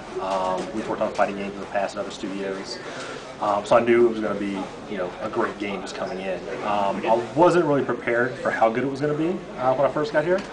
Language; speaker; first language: English; native; English